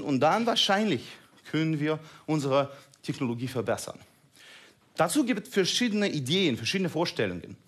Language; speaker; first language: German; non-native, fluent; Russian